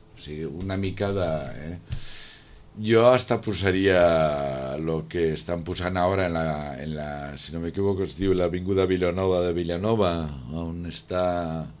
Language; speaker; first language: Catalan; non-native, local second language; Spanish